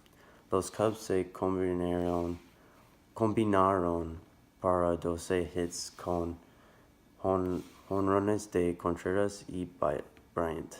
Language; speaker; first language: Spanish; non-native, learner; English